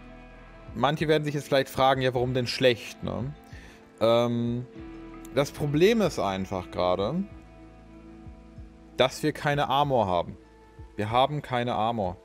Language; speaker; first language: German; native; German